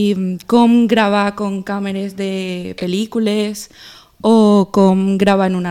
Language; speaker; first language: Catalan; early bilingual, other home language; Spanish